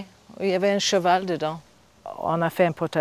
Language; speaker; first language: French; non-native, fluent; English